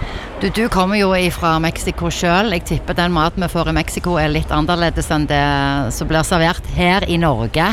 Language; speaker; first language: Norwegian; native; Norwegian